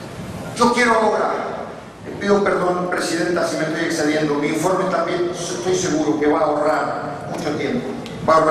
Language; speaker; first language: Spanish; native; Spanish